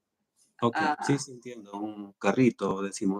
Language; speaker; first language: Spanish; native; Spanish